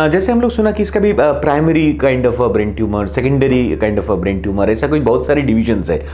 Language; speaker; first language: Hindi; non-native, local second language; Bangla